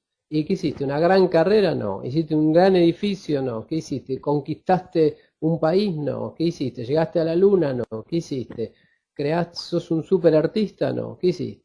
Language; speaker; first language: Spanish; native; Spanish